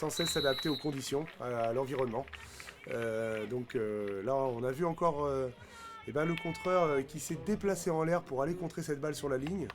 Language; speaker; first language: French; native; French